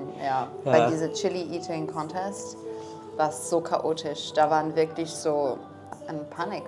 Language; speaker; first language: German; non-native, fluent; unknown